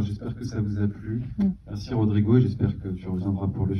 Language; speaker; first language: French; native; French